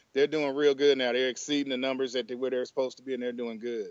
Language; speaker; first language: English; native; English